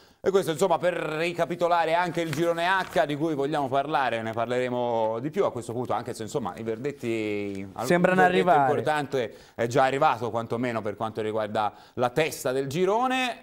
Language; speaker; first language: Italian; native; Italian